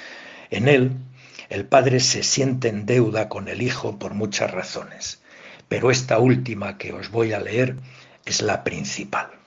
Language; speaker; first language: Spanish; native; Spanish